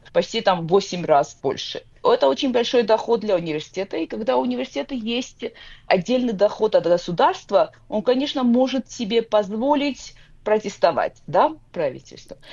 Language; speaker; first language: Russian; non-native, local second language; Georgian